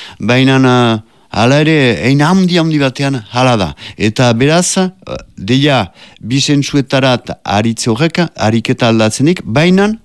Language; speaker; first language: Basque; native; Basque